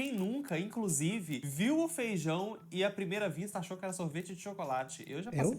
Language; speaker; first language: Portuguese; native; Portuguese